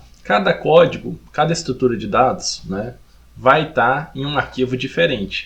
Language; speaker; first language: Portuguese; native; Portuguese